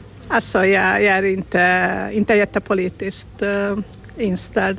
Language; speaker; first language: Swedish; non-native, fluent; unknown